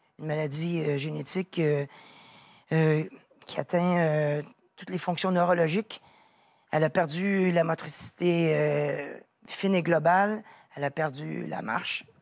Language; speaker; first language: French; native; French